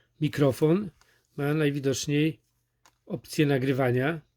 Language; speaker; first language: Polish; native; Polish